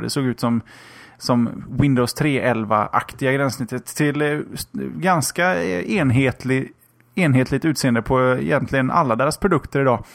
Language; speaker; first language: Swedish; native; Swedish